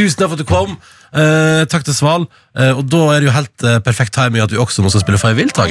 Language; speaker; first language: Norwegian; native; Norwegian